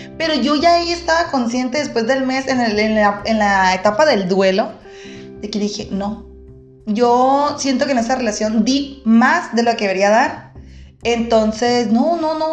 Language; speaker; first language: Spanish; native; Spanish